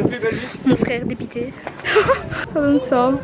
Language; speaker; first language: French; native; French